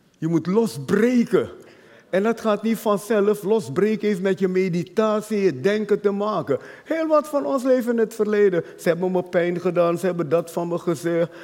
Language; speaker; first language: Dutch; non-native, fluent; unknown